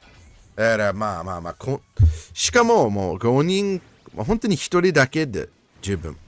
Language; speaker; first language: Japanese; non-native, learner; English